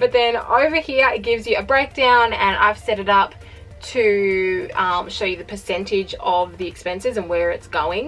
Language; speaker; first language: English; native; English